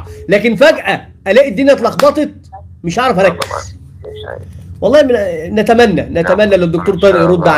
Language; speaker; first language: Arabic; native; Arabic